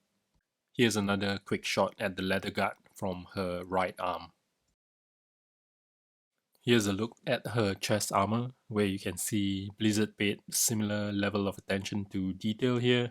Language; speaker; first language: English; native; English